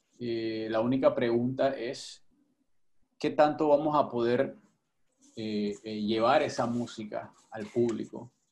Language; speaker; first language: Spanish; native; Spanish